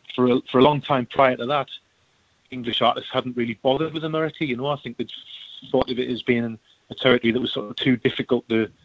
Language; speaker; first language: English; native; English